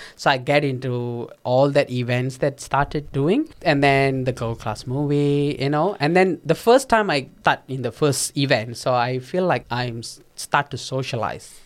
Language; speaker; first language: English; non-native, local second language; Tamil